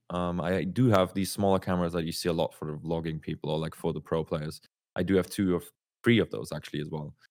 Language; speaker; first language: English; non-native, fluent; German